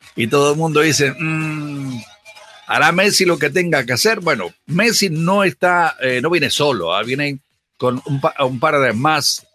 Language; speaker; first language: Spanish; native; Spanish